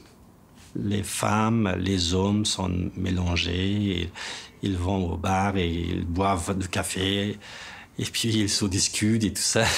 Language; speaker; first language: French; non-native, fluent; Persian